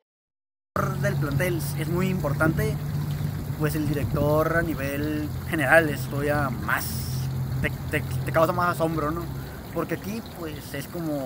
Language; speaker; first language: Spanish; native; Spanish